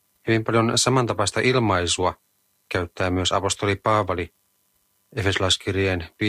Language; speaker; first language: Finnish; native; Finnish